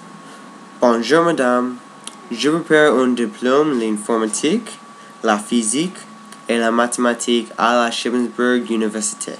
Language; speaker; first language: French; non-native, learner; English